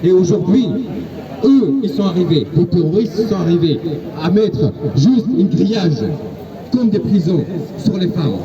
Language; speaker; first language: French; non-native, fluent; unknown